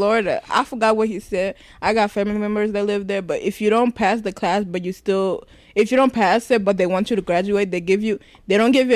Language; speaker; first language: English; non-native, local second language; Rundi